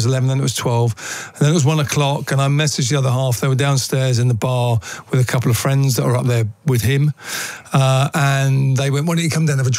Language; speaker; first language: English; native; English